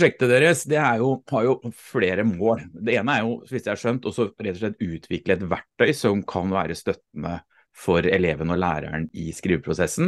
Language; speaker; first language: Norwegian; native; Norwegian